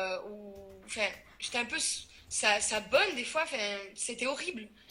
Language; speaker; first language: French; native; French